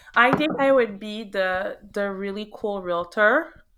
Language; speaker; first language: English; native; English